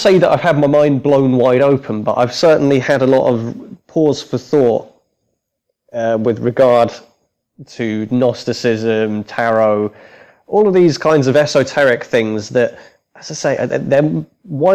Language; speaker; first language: English; native; English